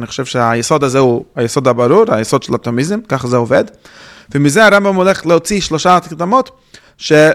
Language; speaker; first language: Hebrew; non-native, fluent; English